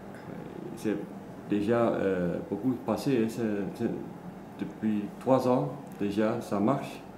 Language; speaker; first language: French; non-native, learner; Dutch